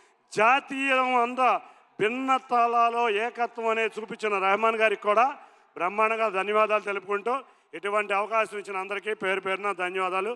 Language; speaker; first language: Telugu; native; Telugu